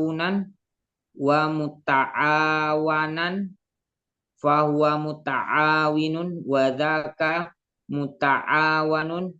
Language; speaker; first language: Arabic; non-native, learner; Indonesian